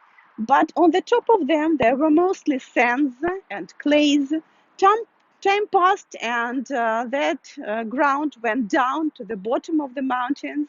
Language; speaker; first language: English; non-native, fluent; Russian